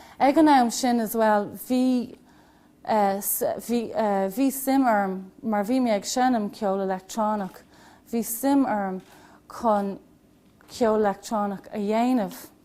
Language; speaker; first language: Irish; non-native, local second language; English